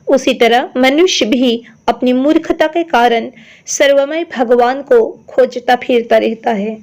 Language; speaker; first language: Hindi; non-native, local second language; Assamese